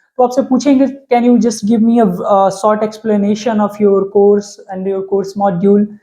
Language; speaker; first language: Hindi; native; Hindi